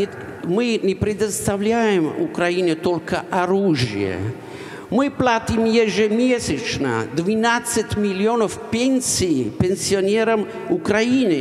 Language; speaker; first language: Russian; non-native, fluent; Italian